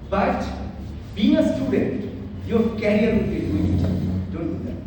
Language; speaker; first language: English; non-native, local second language; Bangla